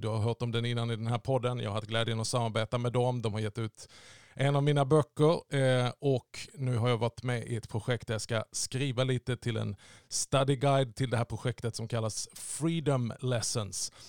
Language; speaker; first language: Swedish; native; Swedish